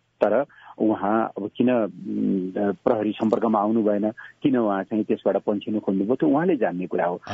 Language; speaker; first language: Nepali; native; Nepali